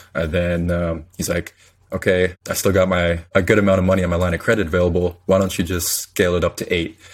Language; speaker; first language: English; native; English